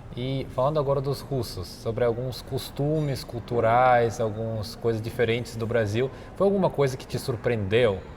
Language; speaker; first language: Portuguese; non-native, fluent; Russian